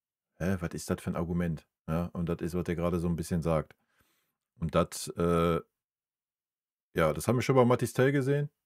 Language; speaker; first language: German; native; German